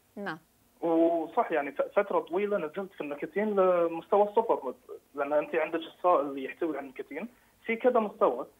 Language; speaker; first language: Arabic; native; Arabic